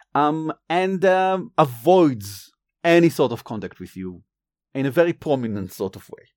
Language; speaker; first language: English; non-native, fluent; Hebrew